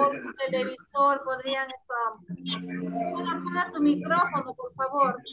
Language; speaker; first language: Spanish; native; Spanish